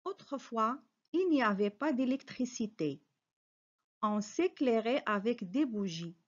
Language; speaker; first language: French; non-native, local second language; Arabic